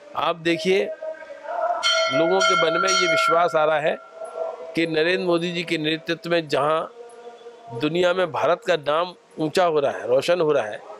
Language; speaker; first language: Hindi; native; Hindi